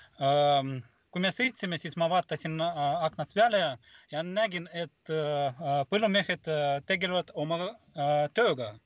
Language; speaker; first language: Estonian; non-native, local second language; Russian